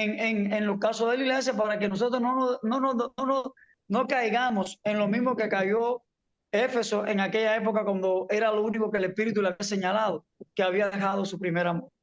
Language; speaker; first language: Spanish; native; Spanish